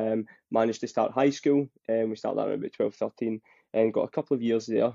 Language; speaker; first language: English; native; English